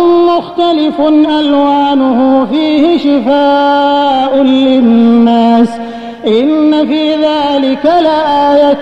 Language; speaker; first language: Arabic; native; Arabic